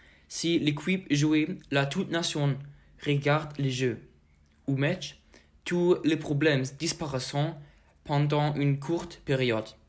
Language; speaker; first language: French; non-native, learner; German